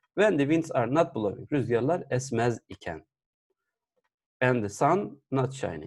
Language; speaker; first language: English; non-native, fluent; Turkish